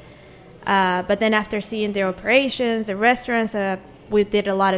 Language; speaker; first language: English; non-native, fluent; Spanish